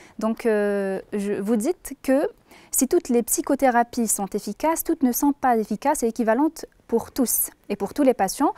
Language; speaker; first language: French; non-native, local second language; Arabic